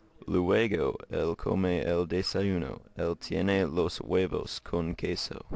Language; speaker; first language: Spanish; non-native, learner; English